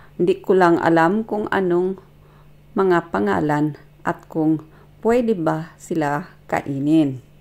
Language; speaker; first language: Filipino; non-native, local second language; Cebuano